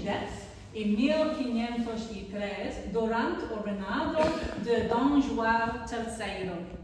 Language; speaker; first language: Portuguese; non-native, learner; English